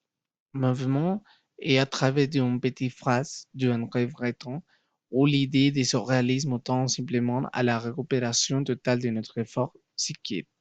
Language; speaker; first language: French; non-native, learner; Spanish